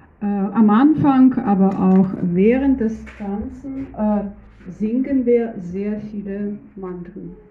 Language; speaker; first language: German; non-native, learner; Russian